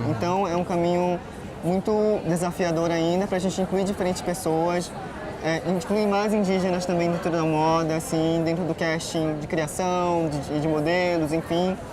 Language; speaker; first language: Portuguese; non-native, local second language; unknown